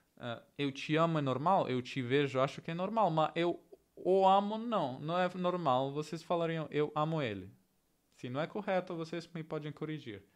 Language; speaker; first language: Portuguese; non-native, learner; Italian